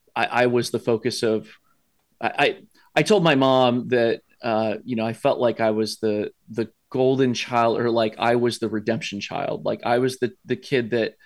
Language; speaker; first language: English; native; English